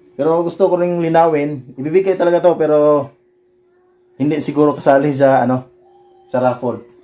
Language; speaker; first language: Filipino; non-native, local second language; Cebuano